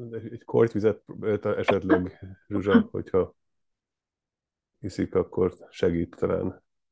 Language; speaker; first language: Hungarian; native; Hungarian